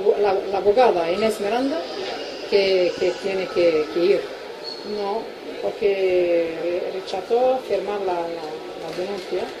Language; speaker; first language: Spanish; non-native, local second language; Arabic